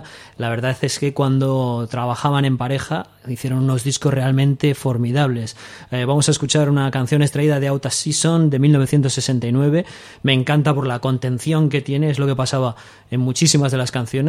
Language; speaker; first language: Spanish; native; Spanish